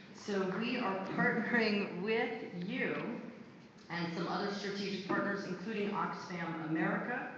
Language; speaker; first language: English; native; English